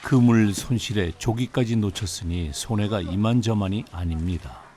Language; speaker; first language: Korean; native; Korean